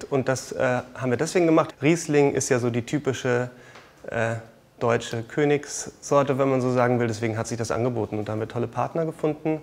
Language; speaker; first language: German; native; German